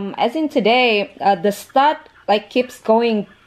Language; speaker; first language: English; non-native, fluent; Indonesian